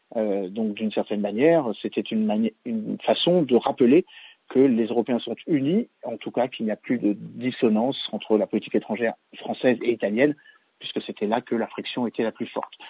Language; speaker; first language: French; native; French